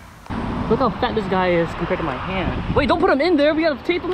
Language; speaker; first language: English; native; English